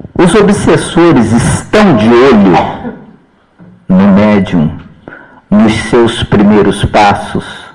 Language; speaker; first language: Portuguese; native; Portuguese